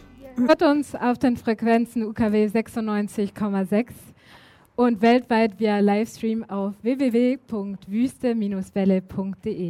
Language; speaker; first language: German; native; German